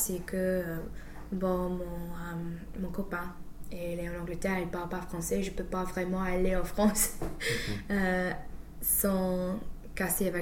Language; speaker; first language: French; non-native, fluent; English